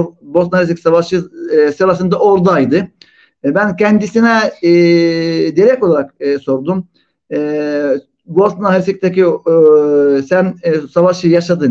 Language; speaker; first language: Turkish; non-native, fluent; Arabic